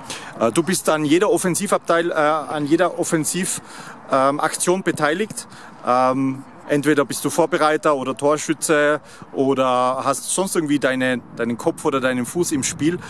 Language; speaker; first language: German; native; German